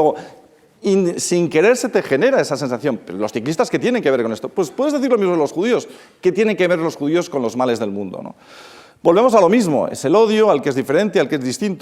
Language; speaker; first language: Spanish; native; Spanish